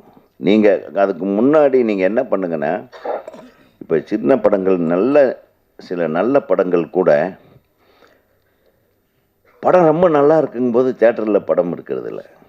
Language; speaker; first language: Tamil; native; Tamil